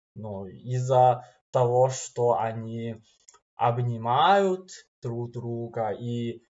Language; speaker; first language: Russian; non-native, fluent; Chinese